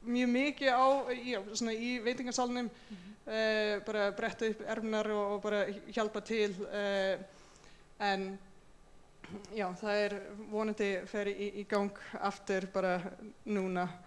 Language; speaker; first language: Icelandic; non-native, fluent; English